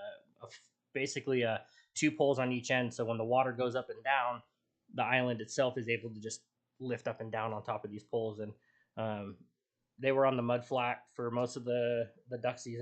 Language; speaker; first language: English; native; English